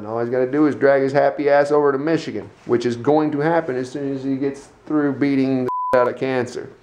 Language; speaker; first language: English; native; English